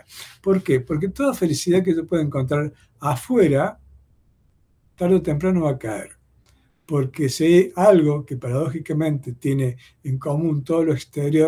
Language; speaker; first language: Spanish; native; Spanish